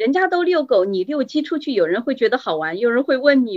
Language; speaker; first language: Chinese; native; Chinese